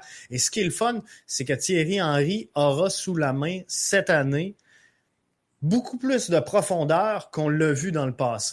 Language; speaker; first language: French; native; French